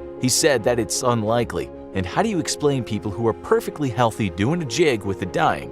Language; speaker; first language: English; native; English